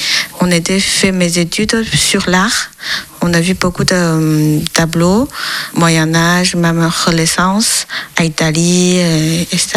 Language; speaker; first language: French; non-native, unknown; Chinese